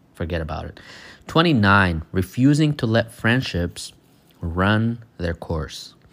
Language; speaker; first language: English; non-native, fluent; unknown